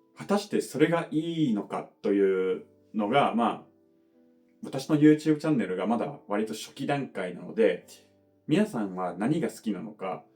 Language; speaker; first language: Japanese; non-native, fluent; English